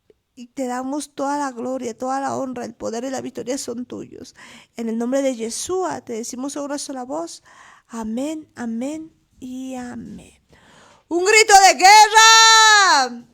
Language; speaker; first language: Spanish; native; Spanish